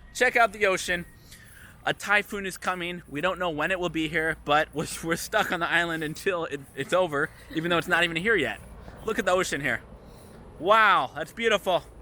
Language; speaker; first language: English; native; English